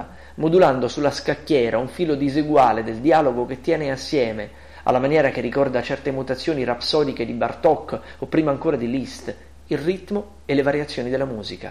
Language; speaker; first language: Italian; native; Italian